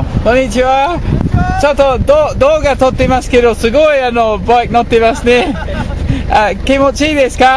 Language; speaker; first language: Japanese; non-native, learner; English